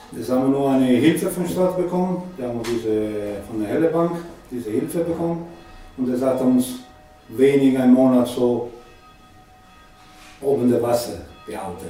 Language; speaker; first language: German; non-native, learner; Italian